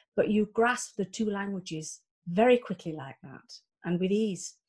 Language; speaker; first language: English; native; English